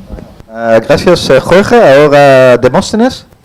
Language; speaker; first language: Spanish; non-native, fluent; Dutch